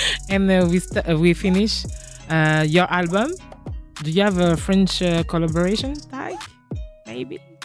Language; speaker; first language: English; non-native, learner; French